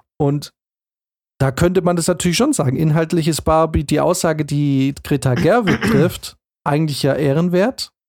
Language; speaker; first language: German; early bilingual, other home language; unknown